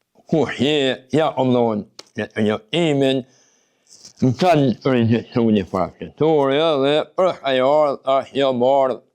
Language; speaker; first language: Albanian; native; Albanian